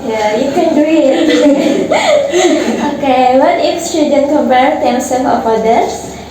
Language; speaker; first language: English; non-native, learner; Indonesian